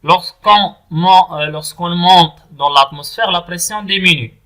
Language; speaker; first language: French; non-native, local second language; Arabic